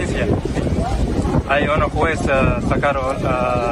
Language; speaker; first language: Spanish; non-native, learner; Arabic